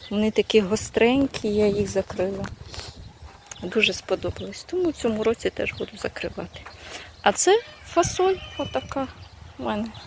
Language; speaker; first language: Ukrainian; native; Ukrainian